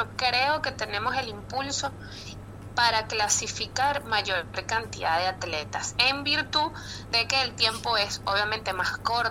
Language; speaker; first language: Spanish; native; Spanish